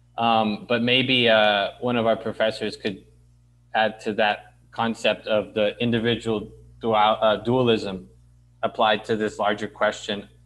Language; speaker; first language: English; native; English